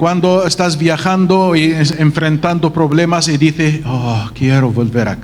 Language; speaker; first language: Spanish; non-native, fluent; Arabic